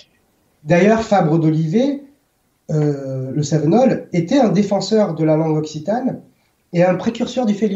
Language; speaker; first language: French; native; French